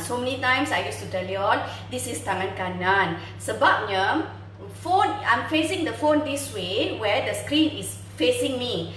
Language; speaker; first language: English; non-native, local second language; Tamil